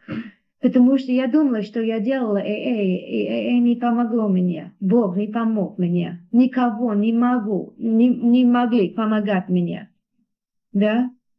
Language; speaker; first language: Russian; non-native, learner; English